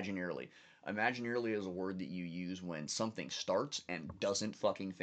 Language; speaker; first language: English; native; English